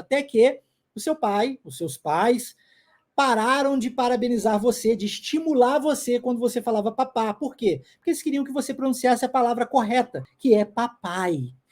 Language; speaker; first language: Portuguese; non-native, fluent; English